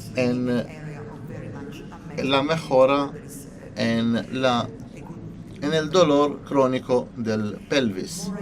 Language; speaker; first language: Spanish; non-native, fluent; Italian